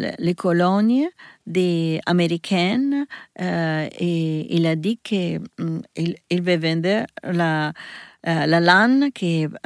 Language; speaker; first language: French; non-native, learner; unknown